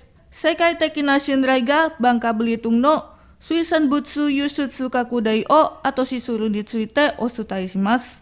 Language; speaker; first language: Japanese; non-native, fluent; Indonesian